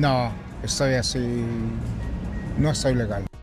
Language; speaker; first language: Spanish; non-native, learner; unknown